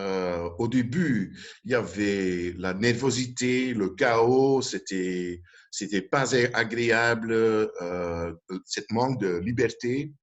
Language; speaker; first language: French; non-native, local second language; Dutch